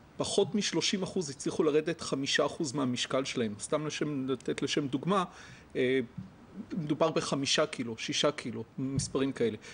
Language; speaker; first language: Hebrew; native; Hebrew